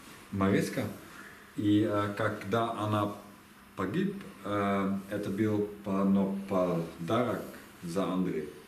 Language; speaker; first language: Russian; non-native, learner; Dutch